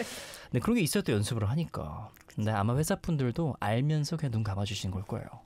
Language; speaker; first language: Korean; native; Korean